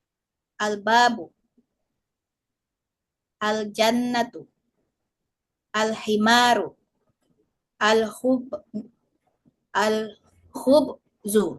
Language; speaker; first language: Arabic; non-native, learner; Indonesian